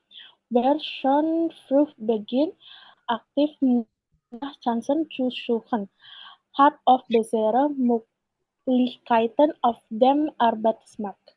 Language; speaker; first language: German; non-native, learner; Indonesian